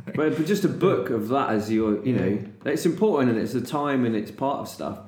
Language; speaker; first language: English; native; English